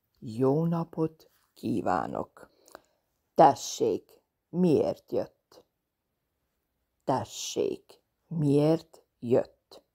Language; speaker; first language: Hungarian; non-native, fluent; Serbian